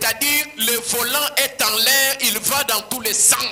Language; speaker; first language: French; non-native, local second language; Swahili